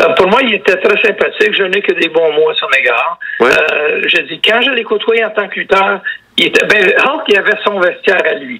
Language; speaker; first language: French; native; French